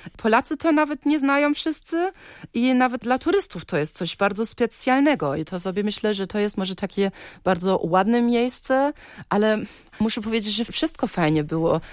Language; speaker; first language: Polish; early bilingual, heritage; Polish